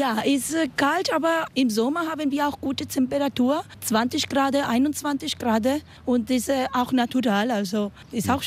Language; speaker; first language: German; non-native, learner; Spanish